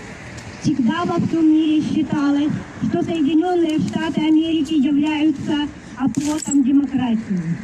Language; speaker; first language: Russian; native; Russian